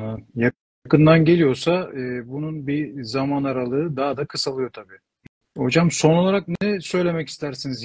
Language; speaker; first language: Turkish; native; Turkish